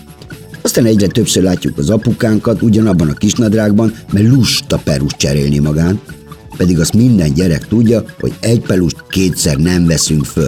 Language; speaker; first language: Hungarian; native; Hungarian